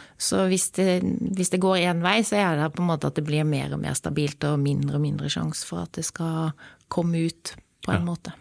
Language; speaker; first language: Norwegian; native; Norwegian